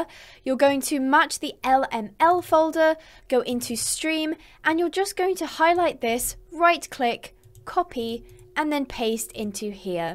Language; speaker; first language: English; native; English